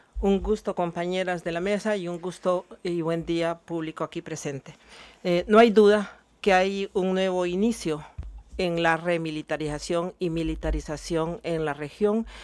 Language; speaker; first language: Spanish; native; Spanish